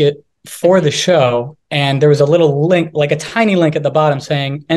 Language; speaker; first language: English; native; English